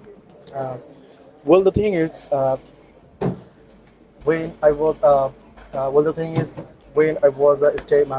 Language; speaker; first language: English; non-native, learner; Bangla